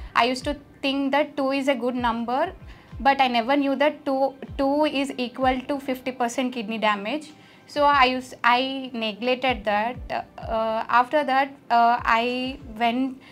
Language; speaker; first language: English; non-native, local second language; Telugu